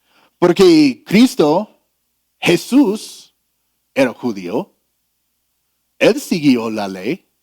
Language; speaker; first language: Spanish; non-native, fluent; English